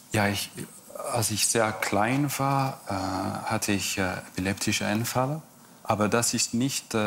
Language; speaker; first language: German; non-native, learner; English